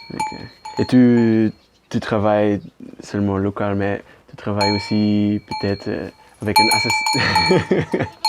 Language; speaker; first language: French; non-native, learner; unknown